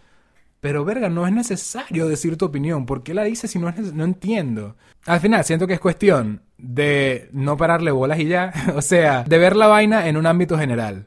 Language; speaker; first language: Spanish; native; Spanish